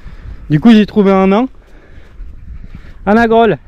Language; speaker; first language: French; native; French